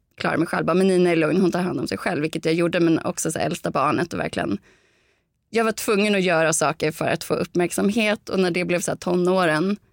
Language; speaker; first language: Swedish; native; Swedish